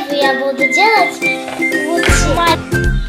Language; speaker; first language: Russian; early bilingual, heritage; Russian